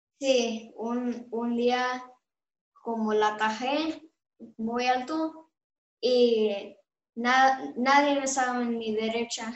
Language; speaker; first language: Spanish; early bilingual, heritage; Spanish